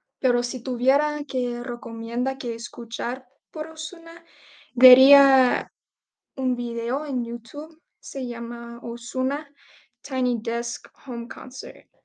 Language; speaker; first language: Spanish; non-native, learner; English